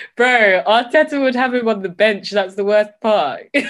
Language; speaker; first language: English; native; English